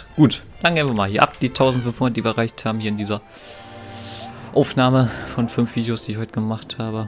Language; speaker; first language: German; native; German